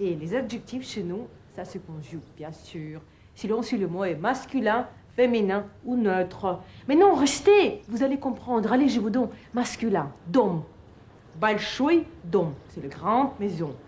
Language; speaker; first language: French; non-native, fluent; Russian